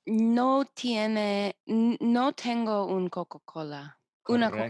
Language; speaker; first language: Spanish; non-native, learner; English